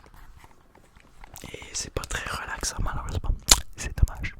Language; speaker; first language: French; native; French